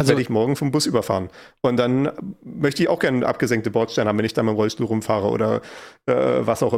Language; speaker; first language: German; native; German